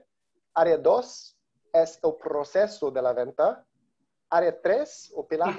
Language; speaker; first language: Spanish; non-native, learner; Portuguese